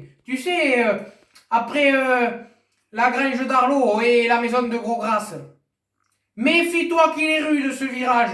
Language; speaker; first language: French; native; French